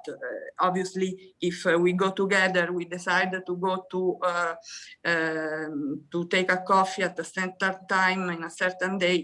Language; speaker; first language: English; non-native, fluent; Italian